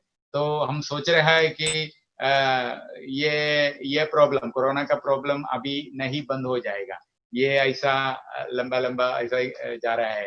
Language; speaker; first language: Hindi; non-native, local second language; Malayalam